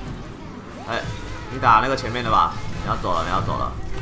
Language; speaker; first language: Chinese; native; Chinese